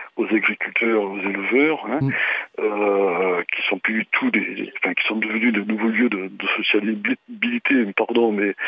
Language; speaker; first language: French; native; French